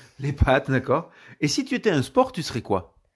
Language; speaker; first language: French; native; French